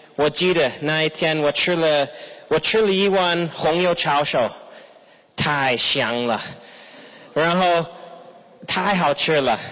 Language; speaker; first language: Chinese; non-native, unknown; English